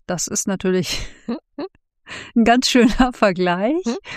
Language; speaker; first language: German; native; German